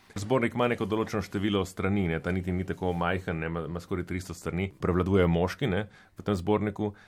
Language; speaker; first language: Slovenian; native; Slovenian